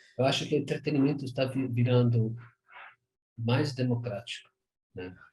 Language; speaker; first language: Portuguese; non-native, fluent; English